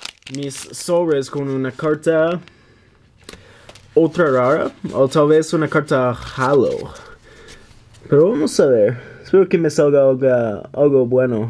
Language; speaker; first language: Spanish; non-native, learner; English